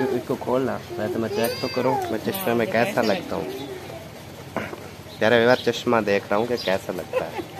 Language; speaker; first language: Urdu; non-native, local second language; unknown